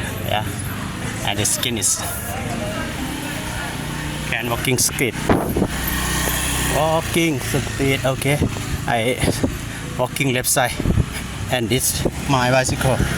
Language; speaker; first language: English; non-native, learner; Thai